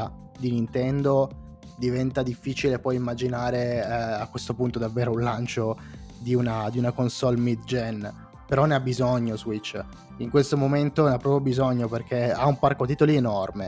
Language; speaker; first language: Italian; native; Italian